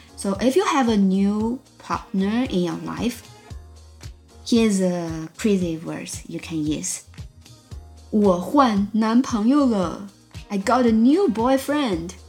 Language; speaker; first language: English; non-native, fluent; Chinese